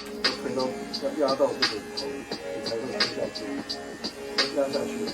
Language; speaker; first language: Chinese; native; Chinese